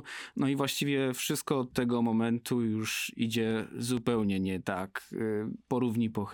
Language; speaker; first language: Polish; native; Polish